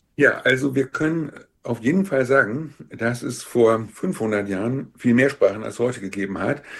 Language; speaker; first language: German; native; German